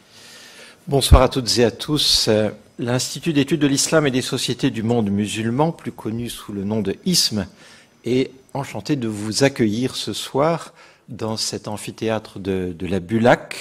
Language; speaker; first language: French; native; French